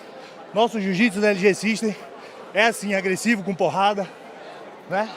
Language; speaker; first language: Portuguese; native; Portuguese